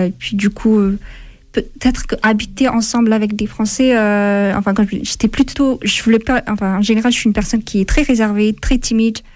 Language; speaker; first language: French; non-native, fluent; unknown